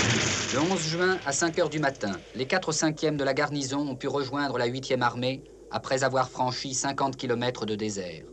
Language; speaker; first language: French; native; French